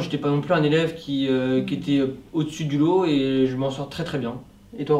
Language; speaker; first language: French; native; French